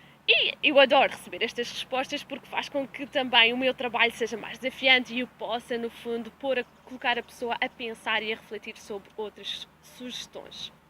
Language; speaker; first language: Portuguese; native; Portuguese